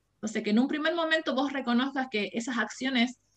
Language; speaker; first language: Spanish; native; Spanish